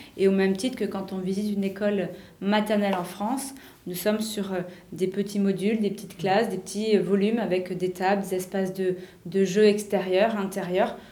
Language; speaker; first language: French; native; French